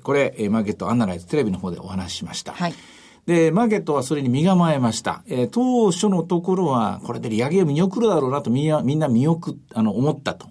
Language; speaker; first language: Japanese; native; Japanese